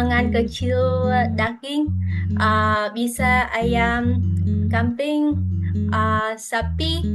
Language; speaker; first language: Indonesian; non-native, fluent; Vietnamese